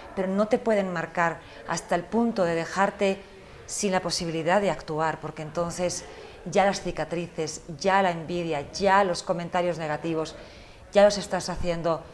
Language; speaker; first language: Spanish; early bilingual, heritage; Spanish